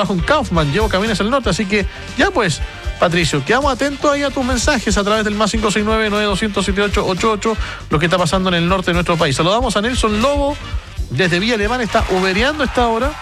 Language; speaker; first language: Spanish; native; Spanish